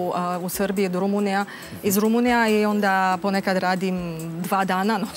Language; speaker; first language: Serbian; non-native, learner; Romanian